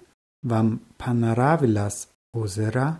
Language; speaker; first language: Russian; non-native, learner; German